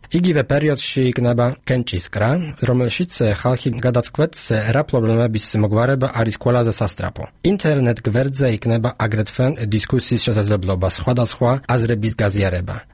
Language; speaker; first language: Georgian; non-native, fluent; Polish